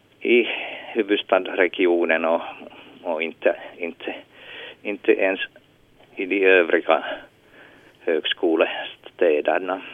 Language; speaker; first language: Swedish; non-native, local second language; Finnish